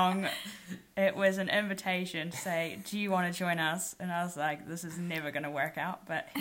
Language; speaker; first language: English; native; English